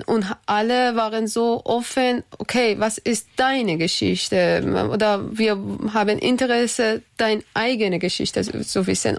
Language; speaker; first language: German; non-native, fluent; Persian